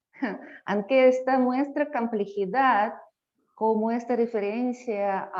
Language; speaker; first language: Spanish; non-native, learner; Russian